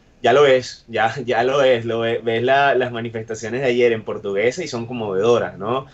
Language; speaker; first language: Spanish; native; Spanish